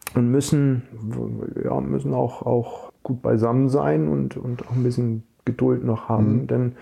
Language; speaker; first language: German; native; German